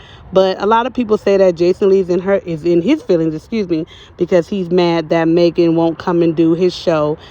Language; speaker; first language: English; native; English